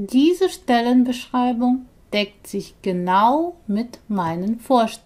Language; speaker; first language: German; non-native, fluent; Persian